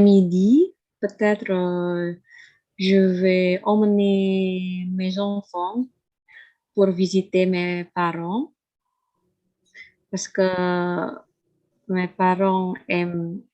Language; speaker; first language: French; non-native, learner; Indonesian